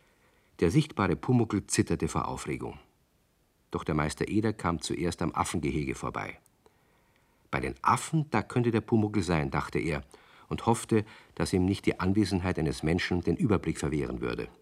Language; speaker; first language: German; native; German